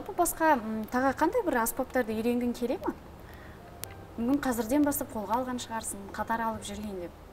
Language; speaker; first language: Kazakh; native; Kazakh